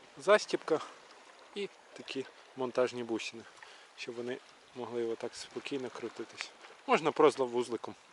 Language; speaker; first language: Ukrainian; native; Ukrainian